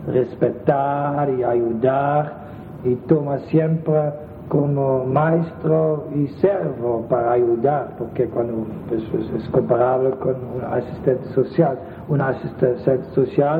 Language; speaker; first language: Spanish; non-native, fluent; Dutch